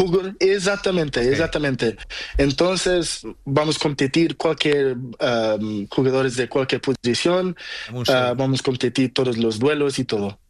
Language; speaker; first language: Spanish; non-native, learner; Portuguese